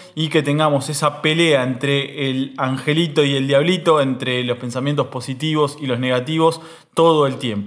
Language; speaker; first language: Spanish; native; Spanish